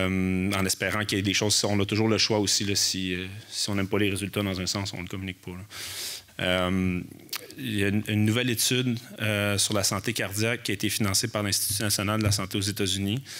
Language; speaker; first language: French; native; French